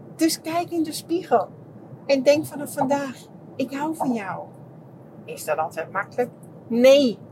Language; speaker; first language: Dutch; non-native, fluent; Czech